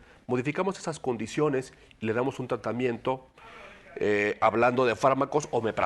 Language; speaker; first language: Spanish; native; Spanish